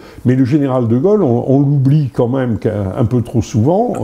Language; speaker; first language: French; native; French